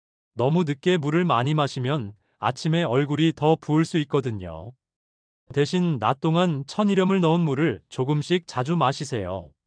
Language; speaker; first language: Korean; native; Korean